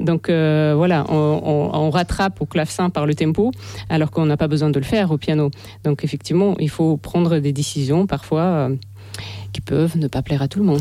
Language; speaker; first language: French; non-native, fluent; Russian